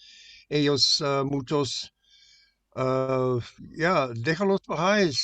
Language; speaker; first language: Spanish; non-native, fluent; English